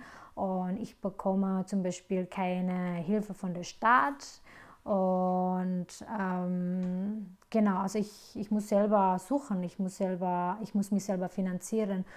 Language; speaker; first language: German; non-native, fluent; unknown